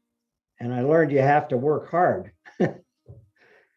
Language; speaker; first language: English; early bilingual, other home language; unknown